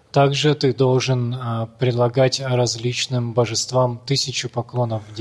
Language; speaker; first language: Russian; native; Russian